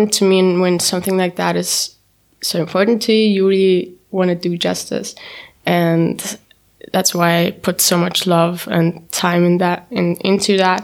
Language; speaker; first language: English; non-native, fluent; German